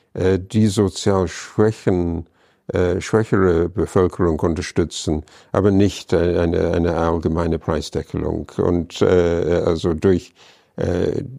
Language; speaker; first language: German; non-native, fluent; English